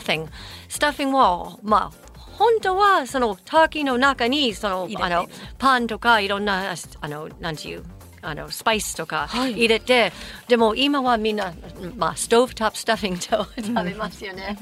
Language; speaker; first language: Japanese; non-native, fluent; English